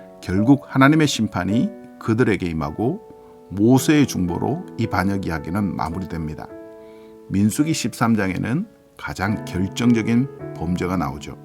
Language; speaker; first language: Korean; native; Korean